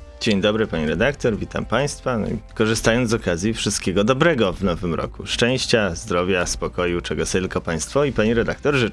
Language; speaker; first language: Polish; native; Polish